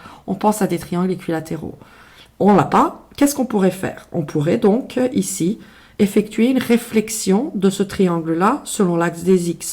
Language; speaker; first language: French; native; French